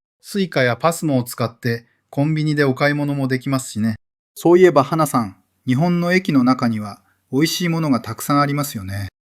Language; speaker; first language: Japanese; non-native, fluent; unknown